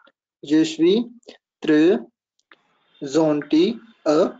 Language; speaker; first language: French; non-native, learner; Hindi